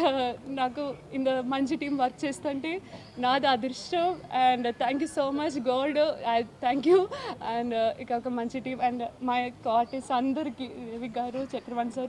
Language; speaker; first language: Telugu; non-native, learner; Malayalam